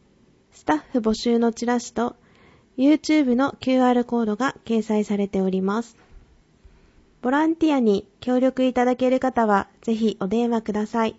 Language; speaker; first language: Japanese; native; Japanese